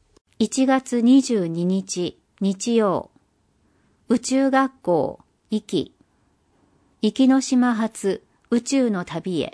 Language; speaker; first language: Japanese; native; Japanese